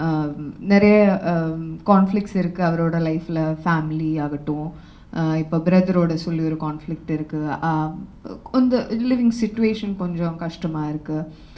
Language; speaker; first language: Tamil; non-native, local second language; Malayalam